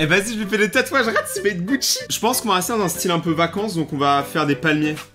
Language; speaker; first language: French; native; French